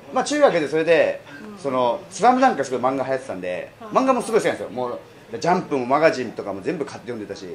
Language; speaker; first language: Japanese; native; Japanese